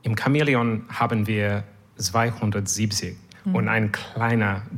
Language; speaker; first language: German; non-native, learner; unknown